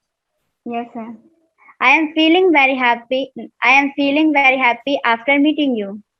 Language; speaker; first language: English; non-native, learner; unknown